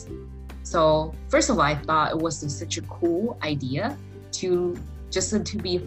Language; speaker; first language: English; non-native, fluent; Chinese